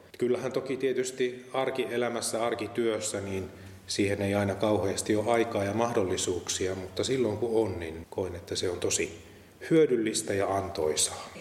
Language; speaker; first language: Finnish; native; Finnish